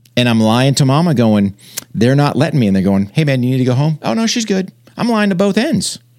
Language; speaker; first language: English; native; English